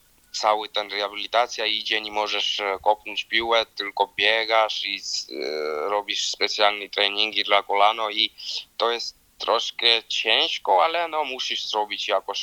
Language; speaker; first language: Polish; non-native, learner; Georgian